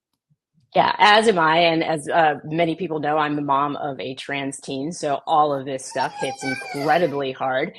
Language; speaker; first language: English; native; English